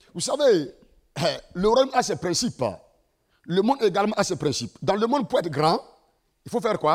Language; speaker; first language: French; non-native, local second language; Mossi